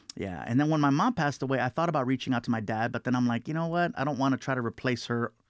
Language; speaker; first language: English; native; English